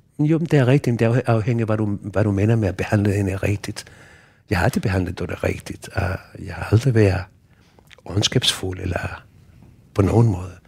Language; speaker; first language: Danish; non-native, fluent; Spanish